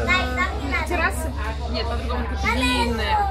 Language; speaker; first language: Russian; native; Russian